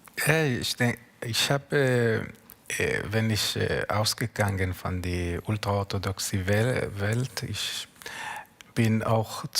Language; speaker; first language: German; non-native, learner; Hebrew